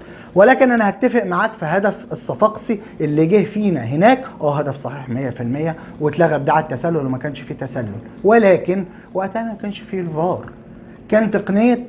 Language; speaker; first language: Arabic; native; Arabic